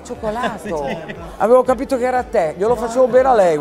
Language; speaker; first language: Italian; native; Italian